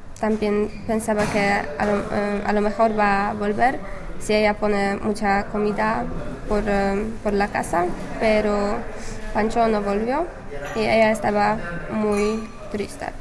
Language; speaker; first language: Spanish; non-native, fluent; English